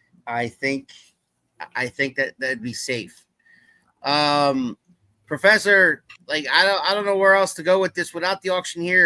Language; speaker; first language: English; native; English